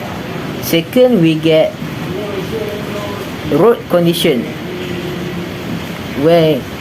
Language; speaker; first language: English; non-native, local second language; Malay